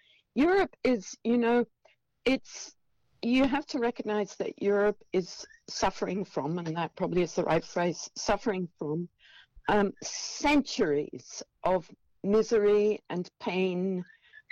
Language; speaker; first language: English; native; English